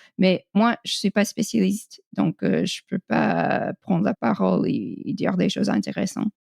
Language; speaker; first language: French; non-native, fluent; English